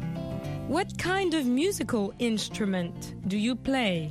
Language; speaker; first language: English; non-native, fluent; French